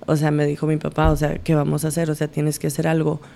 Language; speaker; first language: Spanish; early bilingual, heritage; Spanish